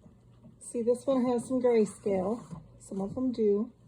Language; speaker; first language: English; native; English